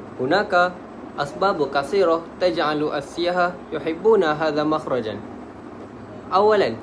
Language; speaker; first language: Arabic; non-native, learner; Malay